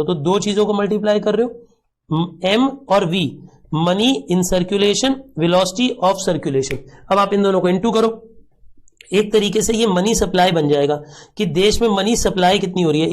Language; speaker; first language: Hindi; native; Hindi